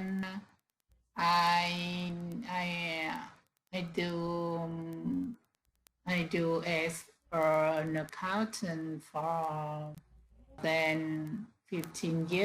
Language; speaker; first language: English; non-native, learner; Vietnamese